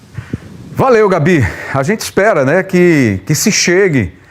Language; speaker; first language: Portuguese; native; Portuguese